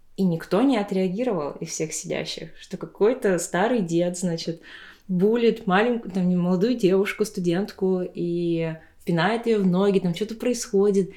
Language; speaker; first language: Russian; native; Russian